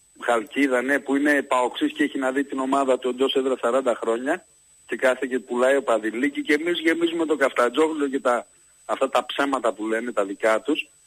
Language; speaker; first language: Greek; native; Greek